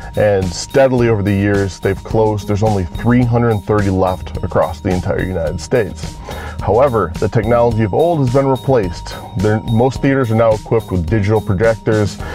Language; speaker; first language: English; native; English